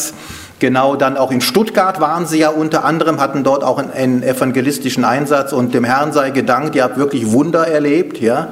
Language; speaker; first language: German; native; German